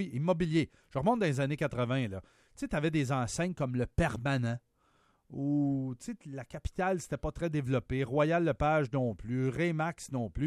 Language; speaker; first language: French; native; French